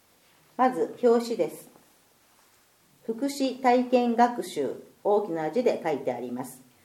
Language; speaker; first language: Japanese; native; Japanese